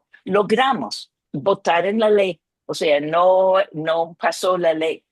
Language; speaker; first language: Spanish; non-native, fluent; English